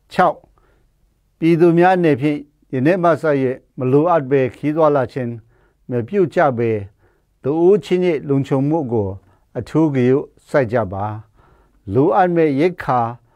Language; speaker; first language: Burmese; non-native, local second language; Kachin